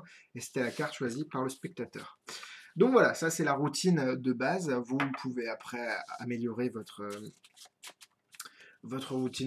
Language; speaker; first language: French; native; French